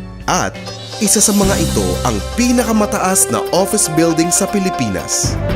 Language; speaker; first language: Filipino; native; Filipino